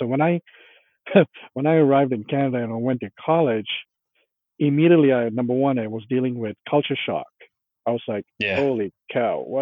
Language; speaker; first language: English; non-native, local second language; Punjabi